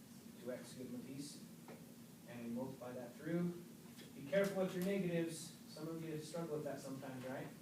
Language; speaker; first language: English; native; English